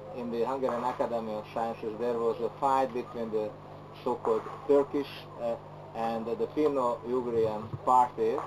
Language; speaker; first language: English; non-native, fluent; Hungarian